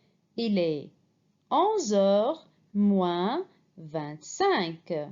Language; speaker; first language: French; non-native, fluent; Arabic